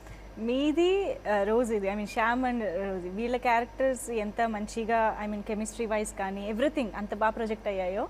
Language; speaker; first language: Telugu; native; Telugu